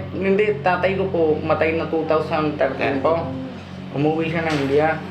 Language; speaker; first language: Filipino; non-native, learner; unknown